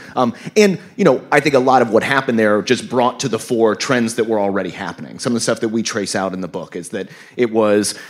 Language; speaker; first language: English; native; English